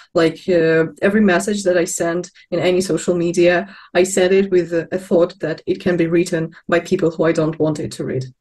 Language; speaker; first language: English; non-native, fluent; Russian